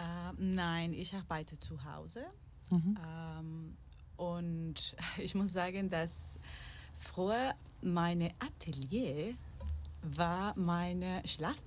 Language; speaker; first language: German; non-native, learner; Spanish